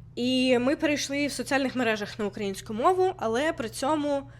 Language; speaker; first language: Ukrainian; non-native, local second language; Russian